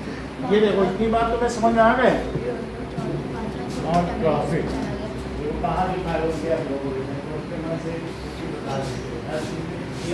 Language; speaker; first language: Hindi; native; Hindi